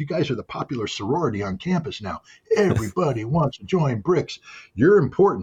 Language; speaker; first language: English; native; English